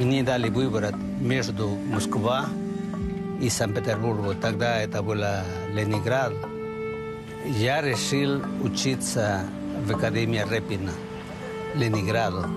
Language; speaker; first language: Russian; non-native, fluent; Chinese